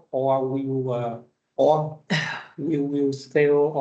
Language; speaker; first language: English; non-native, learner; Vietnamese